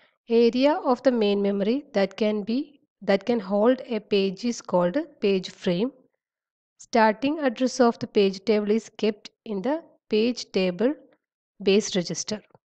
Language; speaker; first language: English; non-native, local second language; Malayalam